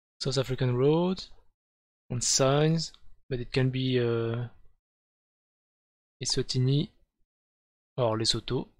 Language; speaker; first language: English; non-native, learner; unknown